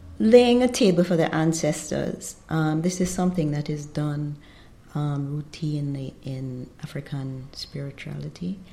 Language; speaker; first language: English; native; English